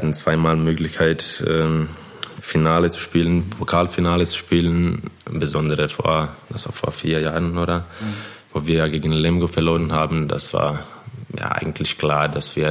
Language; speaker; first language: German; non-native, fluent; Croatian